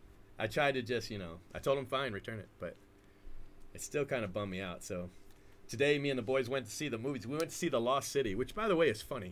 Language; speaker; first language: English; native; English